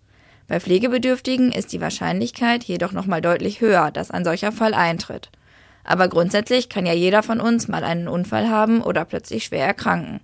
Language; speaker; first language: German; native; German